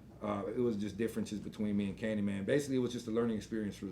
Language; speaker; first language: English; native; English